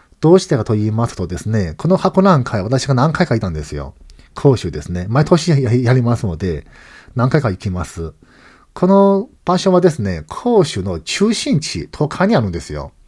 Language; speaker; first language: Japanese; non-native, fluent; Chinese